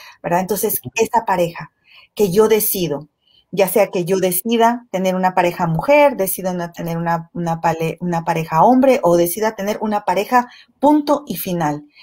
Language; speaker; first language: Spanish; native; Spanish